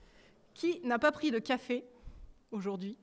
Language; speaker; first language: French; native; French